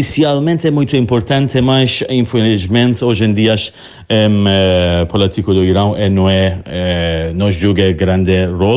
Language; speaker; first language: Portuguese; non-native, learner; Persian